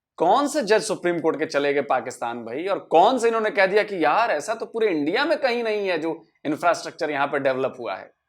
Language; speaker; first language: Hindi; native; Hindi